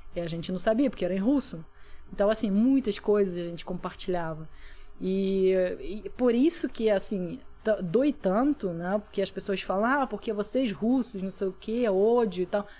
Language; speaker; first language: Portuguese; non-native, fluent; Russian